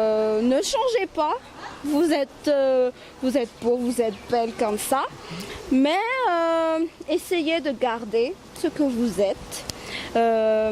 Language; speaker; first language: French; non-native, local second language; Malagasy